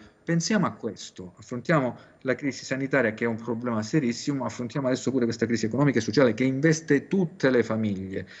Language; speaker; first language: Italian; native; Italian